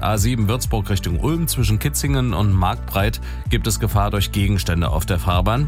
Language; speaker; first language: German; native; German